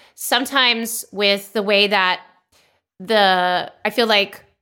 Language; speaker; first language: English; native; English